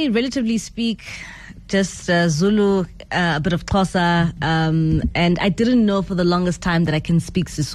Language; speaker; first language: English; non-native, local second language; Zulu